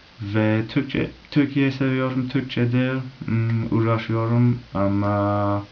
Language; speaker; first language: Turkish; non-native, learner; English